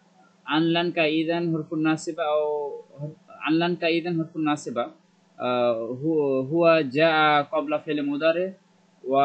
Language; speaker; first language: Arabic; non-native, learner; Bangla